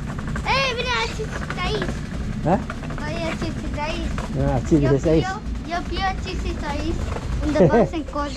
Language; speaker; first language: Spanish; early bilingual, other home language; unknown